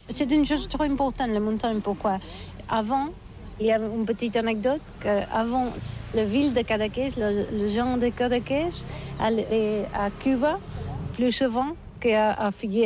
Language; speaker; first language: French; non-native, learner; Catalan